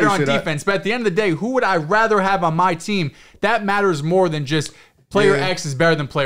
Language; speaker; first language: English; native; English